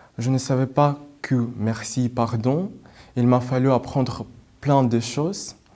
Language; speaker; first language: French; non-native, learner; Russian